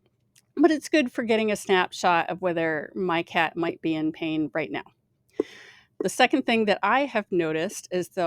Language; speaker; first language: English; native; English